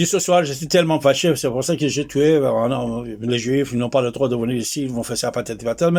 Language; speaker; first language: French; non-native, fluent; Persian